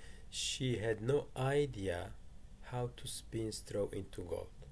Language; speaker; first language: English; non-native, fluent; Turkish